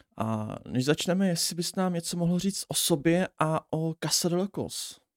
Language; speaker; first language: Czech; native; Czech